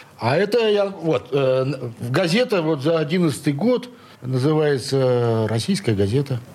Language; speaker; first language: Russian; native; Russian